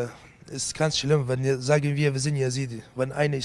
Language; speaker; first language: German; non-native, learner; Kurdish